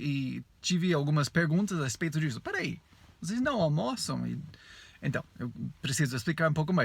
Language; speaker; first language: Portuguese; non-native, fluent; English